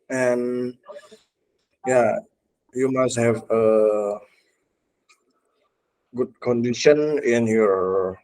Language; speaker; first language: English; non-native, learner; Indonesian